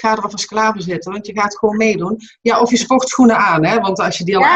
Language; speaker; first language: Dutch; native; Dutch